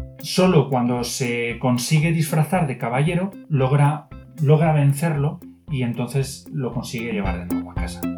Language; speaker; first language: Spanish; native; Spanish